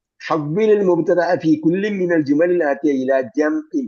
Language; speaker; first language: Arabic; non-native, fluent; Malayalam